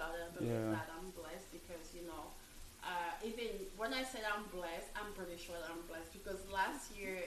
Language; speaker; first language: English; non-native, fluent; French